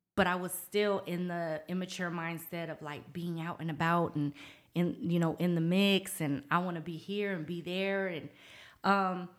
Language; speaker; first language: English; native; English